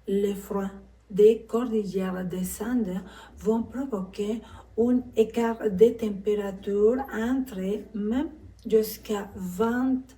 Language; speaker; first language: French; non-native, fluent; Spanish